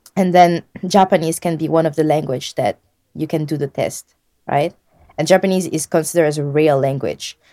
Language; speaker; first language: English; non-native, fluent; French